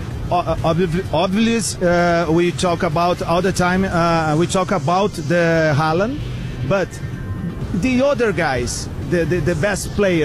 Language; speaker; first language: English; non-native, learner; Portuguese